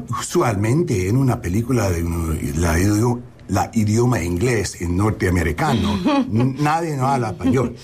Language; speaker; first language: Spanish; early bilingual, heritage; English